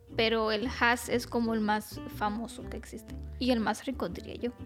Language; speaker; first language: Spanish; non-native, fluent; Romanian